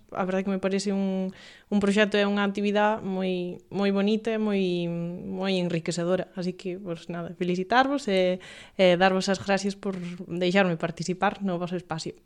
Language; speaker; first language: Galician; native; Galician